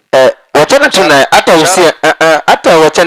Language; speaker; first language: Swahili; non-native, local second language; Luo (Kenya and Tanzania)